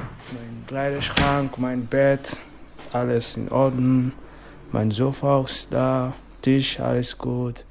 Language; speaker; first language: German; non-native, learner; French